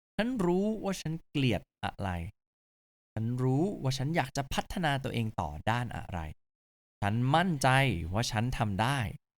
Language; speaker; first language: Thai; native; Thai